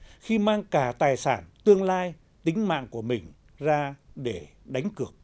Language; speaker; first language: Vietnamese; native; Vietnamese